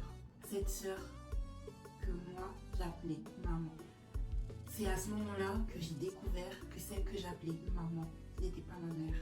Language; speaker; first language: French; native; French